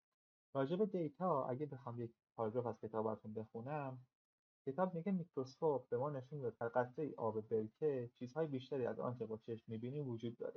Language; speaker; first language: Persian; native; Persian